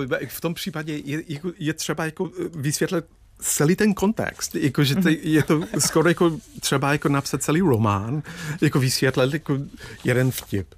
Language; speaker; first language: Czech; non-native, fluent; English